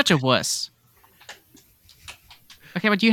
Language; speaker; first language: English; non-native, fluent; German